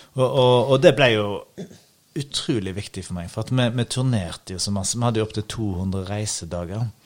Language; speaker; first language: Norwegian; native; Norwegian